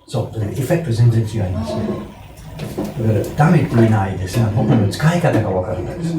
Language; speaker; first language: Japanese; non-native, fluent; English